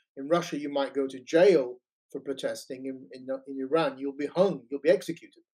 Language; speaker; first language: English; native; English